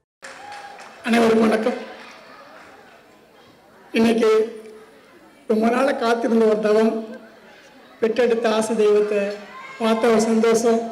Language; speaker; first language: Tamil; native; Tamil